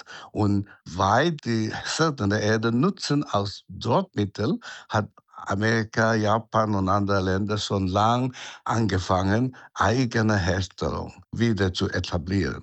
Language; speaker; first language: German; non-native, fluent; Chinese